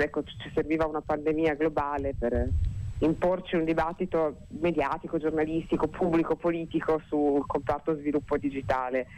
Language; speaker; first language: Italian; native; Italian